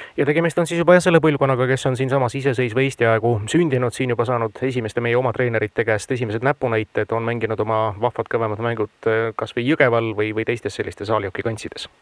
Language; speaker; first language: Estonian; native; Estonian